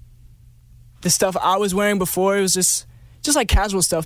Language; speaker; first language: English; native; English